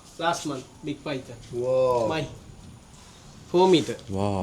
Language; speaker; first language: English; non-native, learner; Sinhala